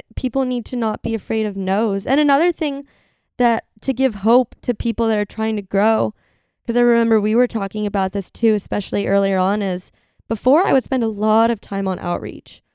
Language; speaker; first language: English; native; English